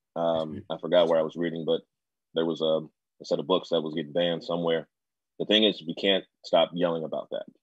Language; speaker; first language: English; native; English